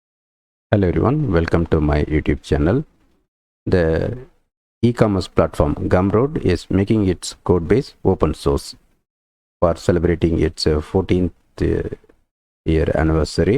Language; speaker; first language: English; non-native, local second language; Tamil